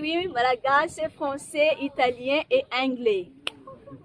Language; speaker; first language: French; non-native, local second language; Malagasy